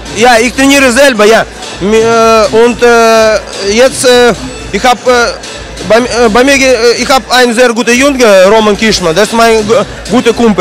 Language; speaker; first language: German; non-native, learner; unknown